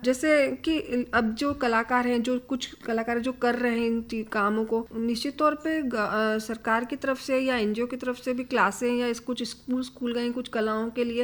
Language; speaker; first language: Hindi; native; Hindi